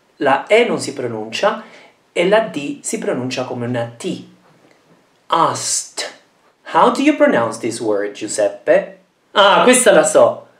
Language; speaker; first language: Italian; non-native, fluent; English